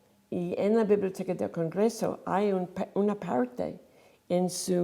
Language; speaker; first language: Spanish; non-native, fluent; English